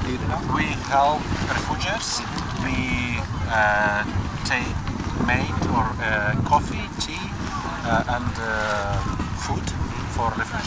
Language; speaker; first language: English; non-native, learner; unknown